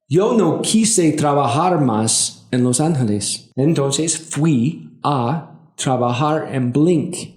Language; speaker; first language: Spanish; non-native, learner; English